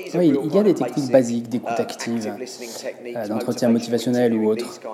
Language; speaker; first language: French; non-native, fluent; English